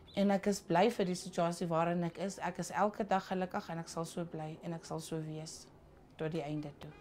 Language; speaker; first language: Afrikaans; non-native, local second language; Southern Sotho